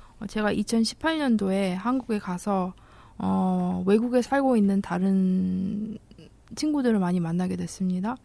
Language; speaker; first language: Korean; non-native, fluent; English